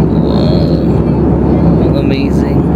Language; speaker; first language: Filipino; non-native, local second language; Waray